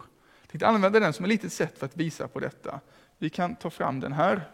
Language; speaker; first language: Swedish; native; Swedish